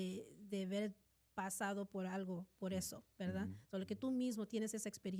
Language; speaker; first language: Spanish; native; Spanish